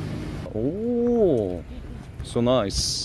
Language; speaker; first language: English; non-native, learner; Korean